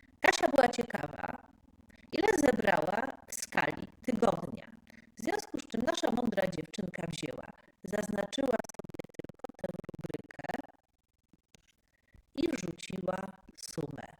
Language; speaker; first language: Polish; native; Polish